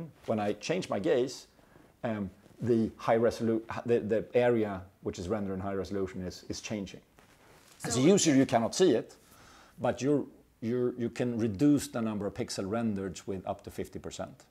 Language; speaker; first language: English; non-native, fluent; Swedish